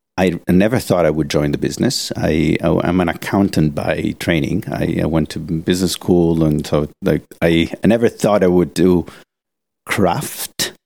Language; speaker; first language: English; non-native, fluent; Italian